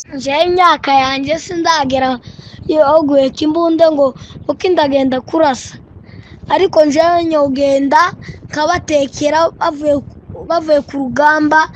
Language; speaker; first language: Rundi; native; Rundi